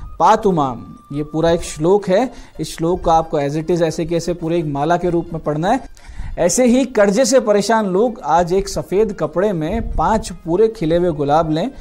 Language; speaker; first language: Hindi; native; Hindi